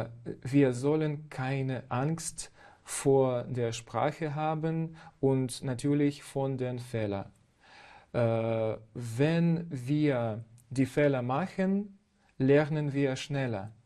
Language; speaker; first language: German; non-native, fluent; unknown